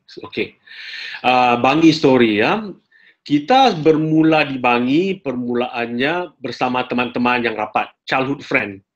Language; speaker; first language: Malay; non-native, local second language; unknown